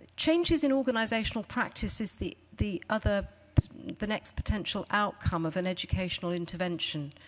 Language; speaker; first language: English; native; English